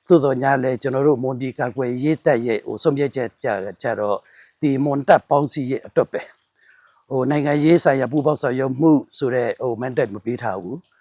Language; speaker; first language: Burmese; non-native, local second language; Mon